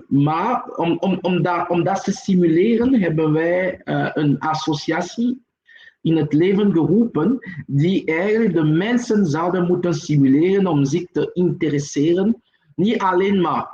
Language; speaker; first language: Dutch; non-native, local second language; French